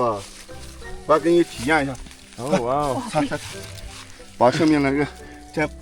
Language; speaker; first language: Chinese; native; Chinese